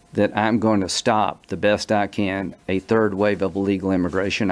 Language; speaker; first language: English; native; English